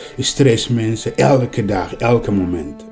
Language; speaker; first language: Dutch; non-native, learner; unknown